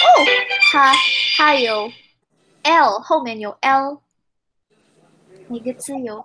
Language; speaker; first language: Chinese; non-native, learner; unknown